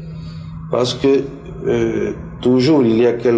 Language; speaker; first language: French; non-native, fluent; Spanish